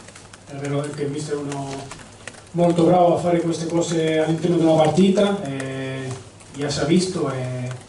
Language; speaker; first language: Italian; non-native, fluent; Spanish